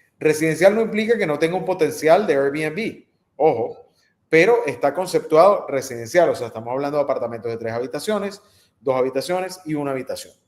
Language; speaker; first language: Spanish; native; Spanish